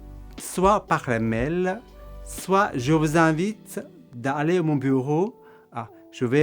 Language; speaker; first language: French; non-native, fluent; Korean